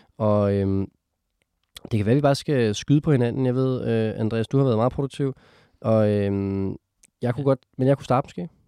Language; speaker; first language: Danish; native; Danish